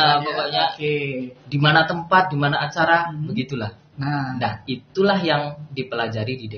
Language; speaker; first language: Indonesian; native; Indonesian